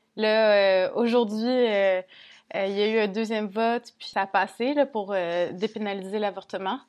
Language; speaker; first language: French; native; French